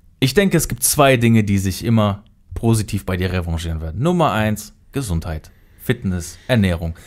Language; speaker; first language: German; early bilingual, other home language; Kurdish